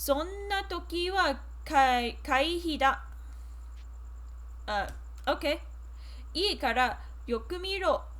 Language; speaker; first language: Japanese; non-native, learner; English